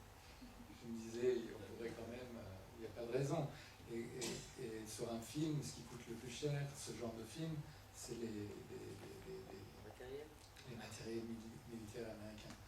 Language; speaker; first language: French; non-native, fluent; Persian